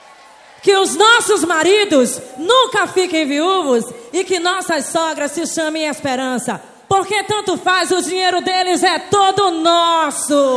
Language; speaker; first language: Portuguese; native; Portuguese